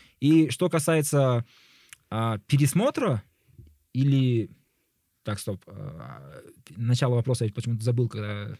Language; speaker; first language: Russian; native; Russian